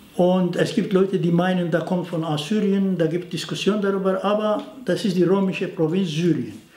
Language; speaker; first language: German; non-native, fluent; Turoyo